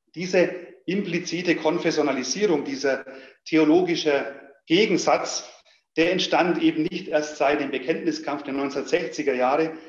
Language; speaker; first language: German; native; German